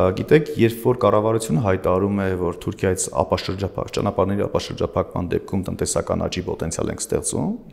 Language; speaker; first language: Armenian; native; Armenian